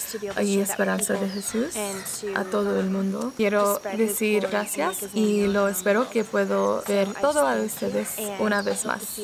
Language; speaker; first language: Spanish; non-native, learner; English